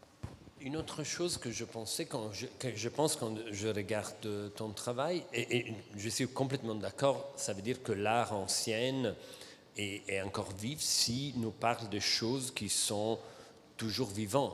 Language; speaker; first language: French; non-native, fluent; Italian